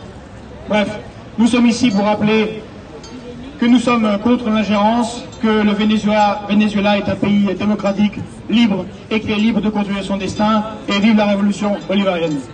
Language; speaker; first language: French; native; French